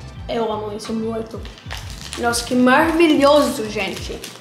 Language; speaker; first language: Portuguese; non-native, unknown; English